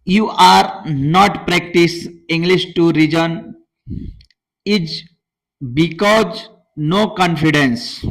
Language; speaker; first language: English; non-native, local second language; Hindi